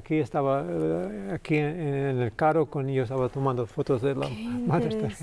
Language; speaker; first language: Spanish; early bilingual, heritage; English